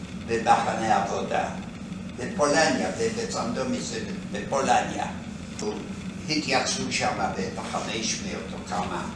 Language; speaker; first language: Hebrew; non-native, fluent; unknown